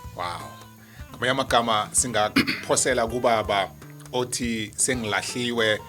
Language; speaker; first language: Zulu; non-native, local second language; South Ndebele